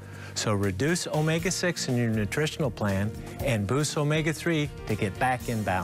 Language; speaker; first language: English; native; English